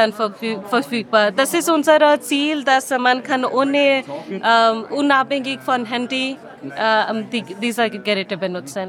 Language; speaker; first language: German; non-native, learner; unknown